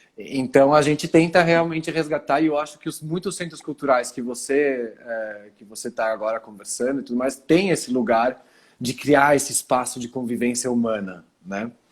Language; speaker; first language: Portuguese; early bilingual, other home language; Italian